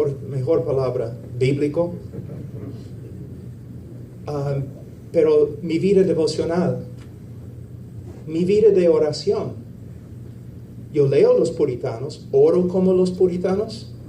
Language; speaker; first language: Spanish; non-native, fluent; English